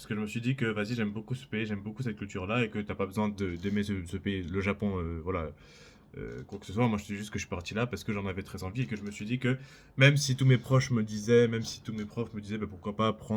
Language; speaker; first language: French; native; French